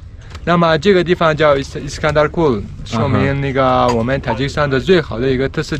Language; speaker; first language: Chinese; non-native, fluent; Tajik